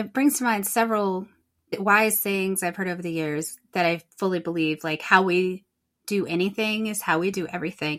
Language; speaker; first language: English; native; English